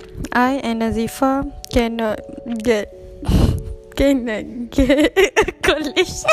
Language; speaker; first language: English; non-native, learner; Malay